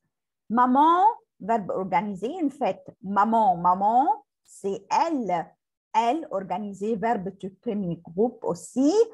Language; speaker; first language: French; non-native, learner; Arabic